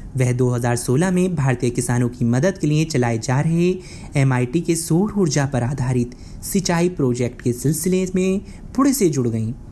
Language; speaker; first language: Hindi; native; Hindi